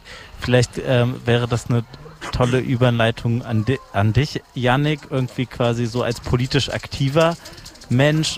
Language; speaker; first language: German; native; German